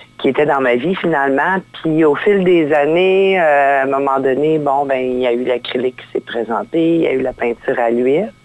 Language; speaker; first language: French; native; French